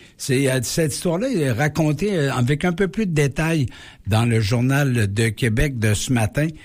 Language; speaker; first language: French; native; French